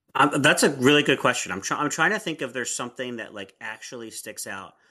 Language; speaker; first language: English; early bilingual, other home language; Italian